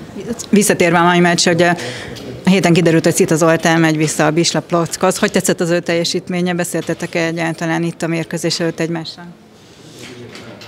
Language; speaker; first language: Hungarian; native; Hungarian